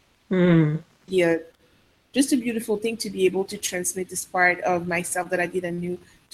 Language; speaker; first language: English; non-native, fluent; Sango